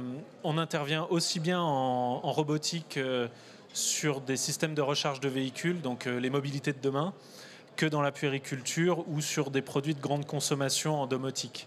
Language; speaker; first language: French; native; French